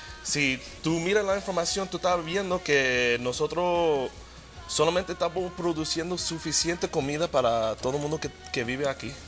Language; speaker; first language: Spanish; early bilingual, heritage; Spanish